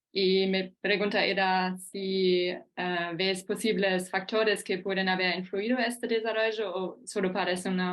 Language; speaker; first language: Spanish; non-native, fluent; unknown